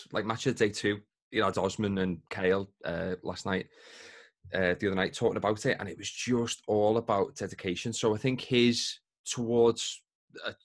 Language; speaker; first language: English; native; English